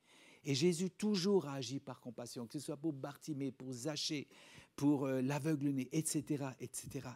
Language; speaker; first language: French; native; French